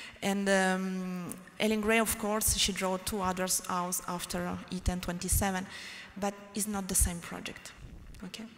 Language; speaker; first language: English; non-native, learner; French